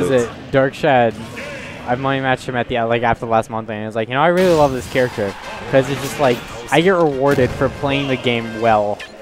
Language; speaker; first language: English; native; English